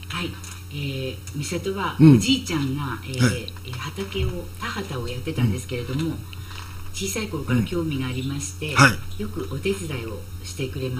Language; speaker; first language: Japanese; native; Japanese